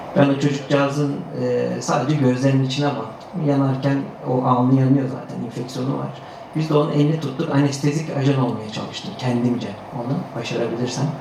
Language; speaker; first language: Turkish; native; Turkish